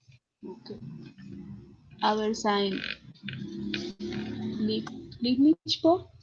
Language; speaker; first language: German; non-native, learner; Spanish